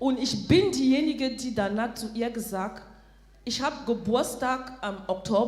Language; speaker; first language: German; non-native, fluent; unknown